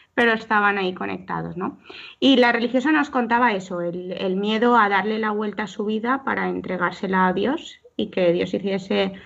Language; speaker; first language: Spanish; native; Spanish